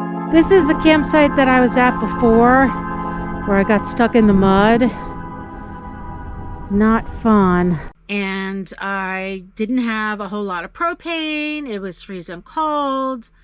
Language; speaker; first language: English; native; English